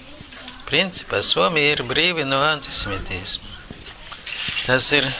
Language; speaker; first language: Latvian; non-native, local second language; Russian